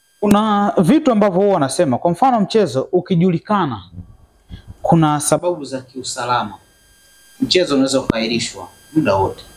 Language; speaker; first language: Swahili; native; Swahili